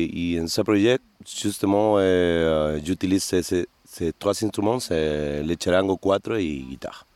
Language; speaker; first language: French; non-native, fluent; Spanish